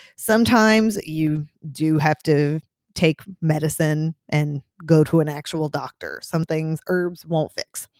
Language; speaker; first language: English; native; English